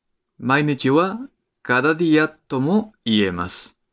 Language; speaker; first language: Japanese; non-native, fluent; Spanish